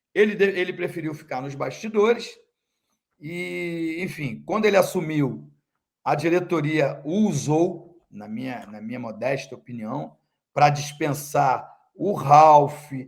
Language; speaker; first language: Portuguese; native; Portuguese